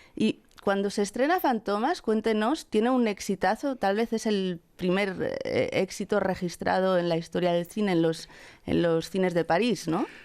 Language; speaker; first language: Spanish; native; Spanish